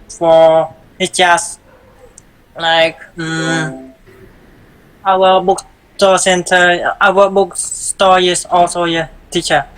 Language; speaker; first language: English; non-native, learner; Khmer